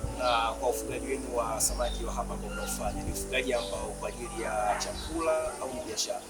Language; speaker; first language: Swahili; native; Swahili